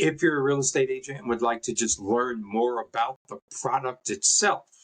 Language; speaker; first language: English; native; English